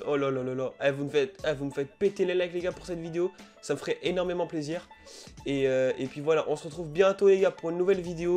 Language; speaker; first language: French; native; French